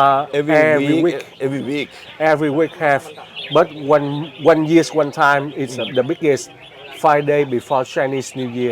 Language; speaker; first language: English; non-native, learner; Vietnamese